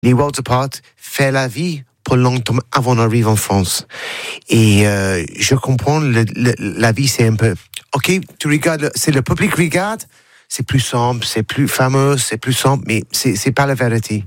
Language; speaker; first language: French; non-native, learner; English